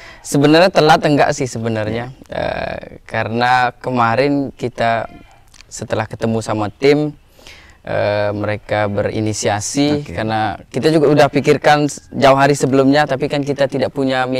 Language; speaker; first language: Indonesian; non-native, local second language; Sasak